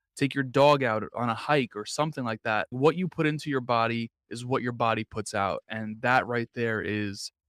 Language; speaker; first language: English; native; English